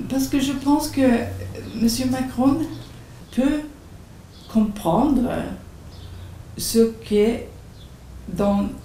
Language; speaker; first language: French; non-native, fluent; Swedish